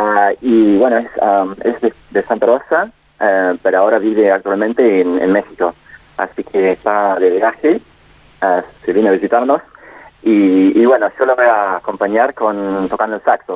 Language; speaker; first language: Spanish; non-native, fluent; English